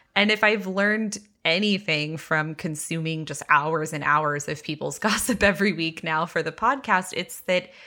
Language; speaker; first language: English; native; English